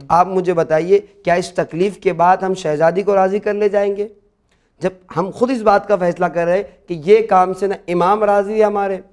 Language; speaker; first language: Urdu; native; Urdu